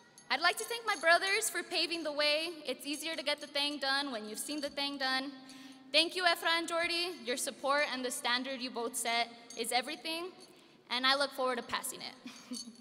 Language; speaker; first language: English; early bilingual, other home language; Spanish